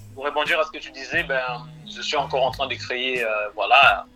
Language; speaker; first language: French; non-native, local second language; Lingala